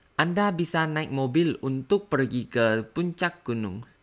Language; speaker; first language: Indonesian; non-native, learner; Thai